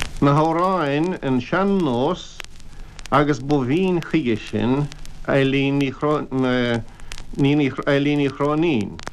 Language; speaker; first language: Irish; native; Irish